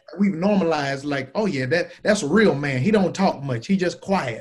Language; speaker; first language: English; native; English